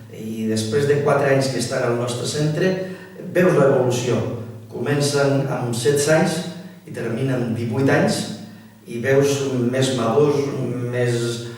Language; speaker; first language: Catalan; non-native, local second language; Spanish